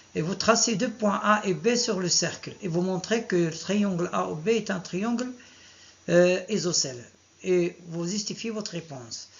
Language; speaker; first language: French; non-native, local second language; Arabic